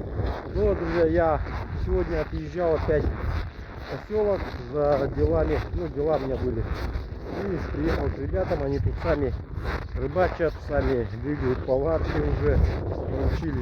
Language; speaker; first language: Russian; native; Russian